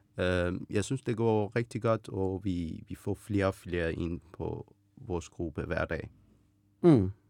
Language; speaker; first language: Danish; non-native, fluent; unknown